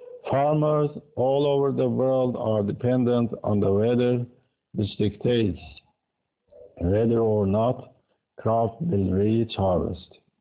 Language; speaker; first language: English; non-native, fluent; Persian